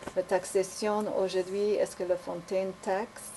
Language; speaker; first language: French; non-native, learner; English